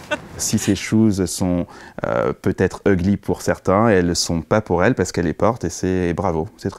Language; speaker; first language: French; native; French